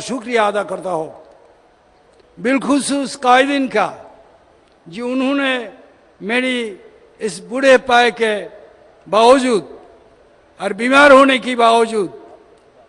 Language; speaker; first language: Urdu; non-native, fluent; Bangla